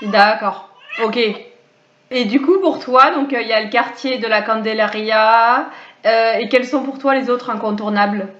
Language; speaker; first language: French; native; French